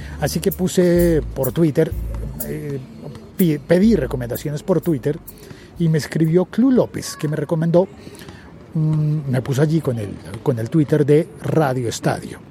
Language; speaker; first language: Spanish; native; Spanish